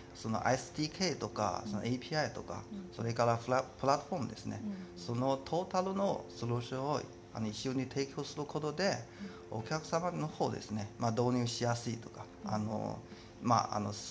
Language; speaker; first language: Japanese; non-native, fluent; Chinese